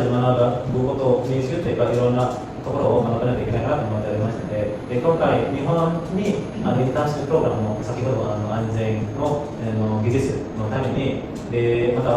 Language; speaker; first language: Japanese; non-native, learner; Indonesian